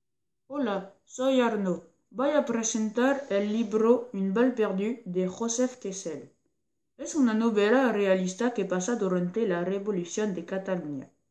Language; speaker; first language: Spanish; non-native, learner; French